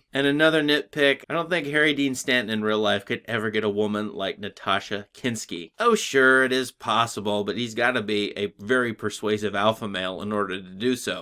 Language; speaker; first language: English; native; English